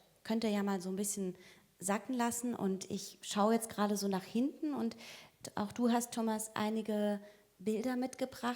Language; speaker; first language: German; native; German